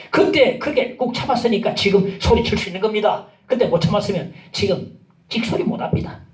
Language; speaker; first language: Korean; native; Korean